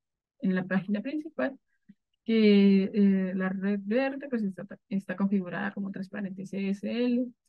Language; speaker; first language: Spanish; native; Spanish